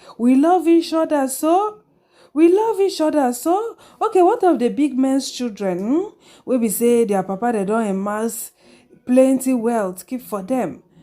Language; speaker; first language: Nigerian Pidgin; non-native, local second language; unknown